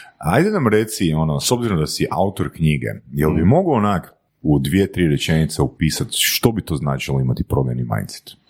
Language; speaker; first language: Croatian; native; Croatian